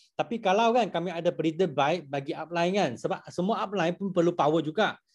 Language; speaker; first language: Malay; non-native, local second language; Chinese